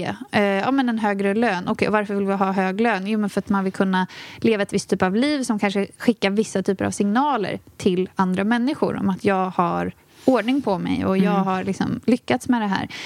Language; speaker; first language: Swedish; native; Swedish